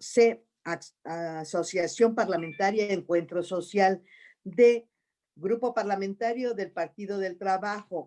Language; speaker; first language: Spanish; native; Spanish